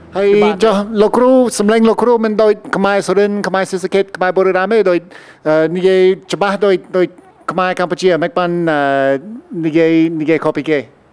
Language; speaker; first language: Khmer; non-native, fluent; English